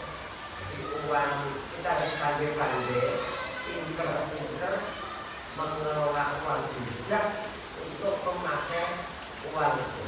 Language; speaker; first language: Indonesian; native; Indonesian